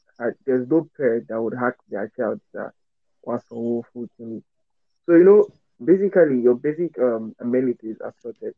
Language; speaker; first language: English; non-native, local second language; Yoruba